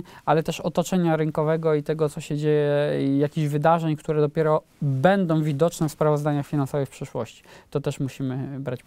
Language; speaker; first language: Polish; native; Polish